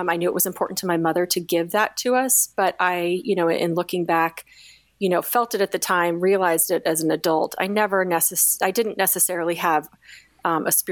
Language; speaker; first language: English; native; English